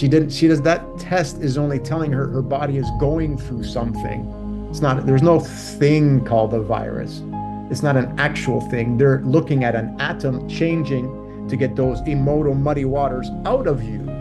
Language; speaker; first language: English; native; English